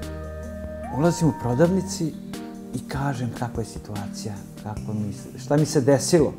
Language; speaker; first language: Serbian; early bilingual, other home language; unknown